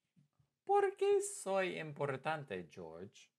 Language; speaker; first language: Spanish; non-native, fluent; English